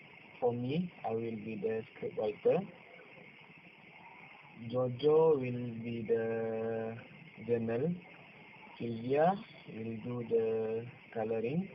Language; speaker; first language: English; non-native, local second language; Malay